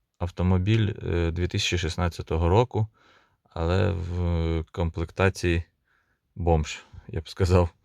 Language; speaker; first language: Ukrainian; non-native, local second language; Russian